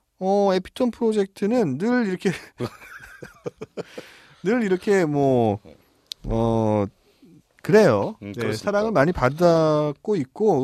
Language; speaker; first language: Korean; native; Korean